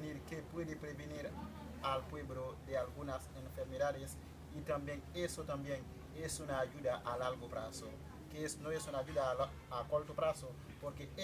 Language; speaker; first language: Spanish; non-native, fluent; Haitian Creole